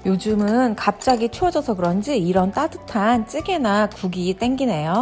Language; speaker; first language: Korean; native; Korean